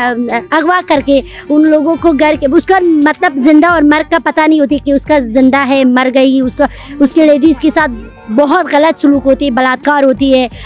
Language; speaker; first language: Hindi; non-native, learner; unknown